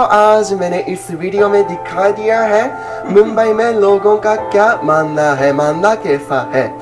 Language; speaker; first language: Hindi; non-native, fluent; Japanese